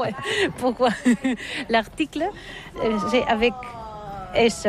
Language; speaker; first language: French; non-native, learner; Catalan